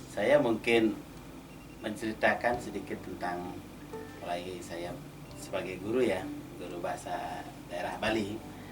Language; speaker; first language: Indonesian; non-native, local second language; Balinese